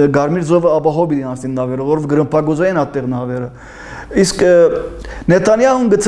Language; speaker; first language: Armenian; early bilingual, heritage; Armenian